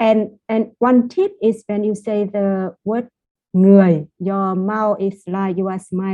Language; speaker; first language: English; non-native, fluent; Vietnamese